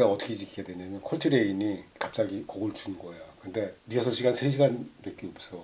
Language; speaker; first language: Korean; native; Korean